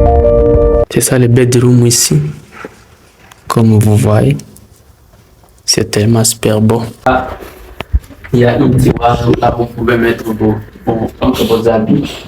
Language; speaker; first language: French; non-native, local second language; Rundi